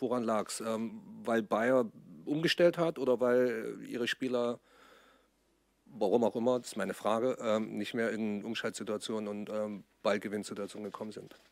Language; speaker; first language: German; native; German